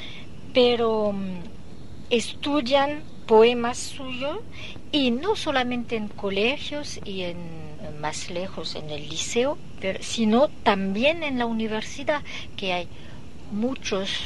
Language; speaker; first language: Spanish; non-native, fluent; French